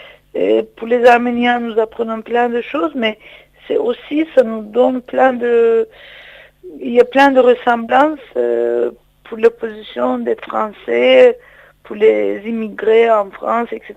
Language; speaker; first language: French; non-native, fluent; Turkish